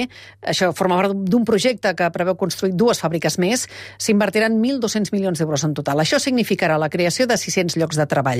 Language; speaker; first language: Catalan; native; Catalan